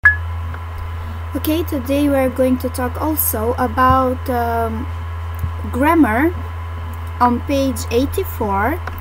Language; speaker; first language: English; non-native, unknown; Albanian